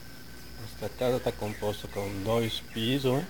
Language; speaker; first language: Portuguese; non-native, fluent; French